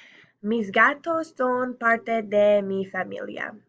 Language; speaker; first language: Spanish; non-native, learner; English